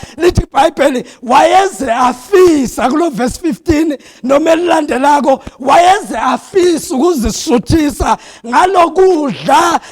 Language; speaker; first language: Zulu; non-native, local second language; South Ndebele